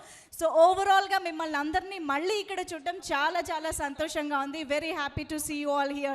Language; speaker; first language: Telugu; native; Telugu